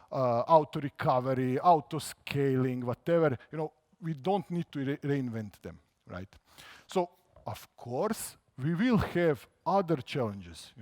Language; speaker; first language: English; non-native, fluent; Croatian